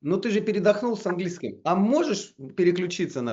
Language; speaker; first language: Russian; native; Russian